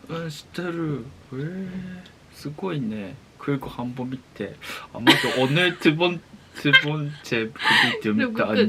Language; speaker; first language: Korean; non-native, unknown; Japanese